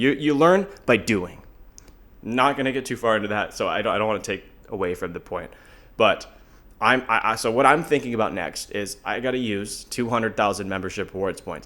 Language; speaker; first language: English; native; English